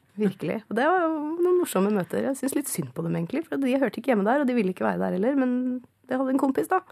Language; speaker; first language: Norwegian; native; Norwegian